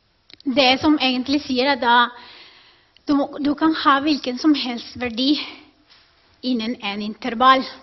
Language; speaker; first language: Norwegian; non-native, fluent; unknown